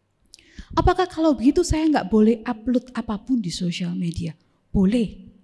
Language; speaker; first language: Indonesian; native; Indonesian